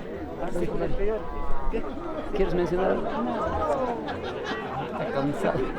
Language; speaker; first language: Spanish; native; Spanish